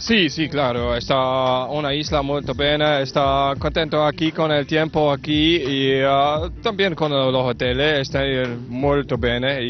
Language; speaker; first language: Spanish; non-native, learner; German